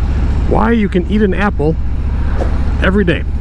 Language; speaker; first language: English; native; English